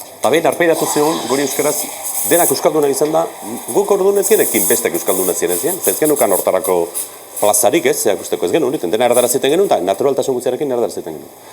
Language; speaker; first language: Basque; native; Basque